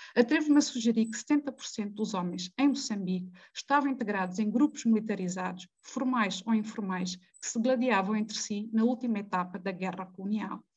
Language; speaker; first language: Portuguese; native; Portuguese